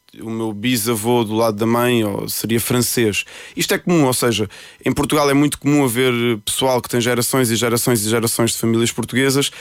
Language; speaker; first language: Portuguese; early bilingual, other home language; Spanish